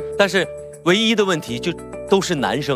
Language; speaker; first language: Chinese; native; Chinese